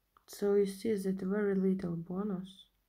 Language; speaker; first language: English; non-native, learner; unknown